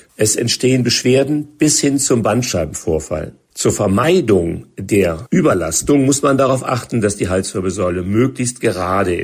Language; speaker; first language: German; native; German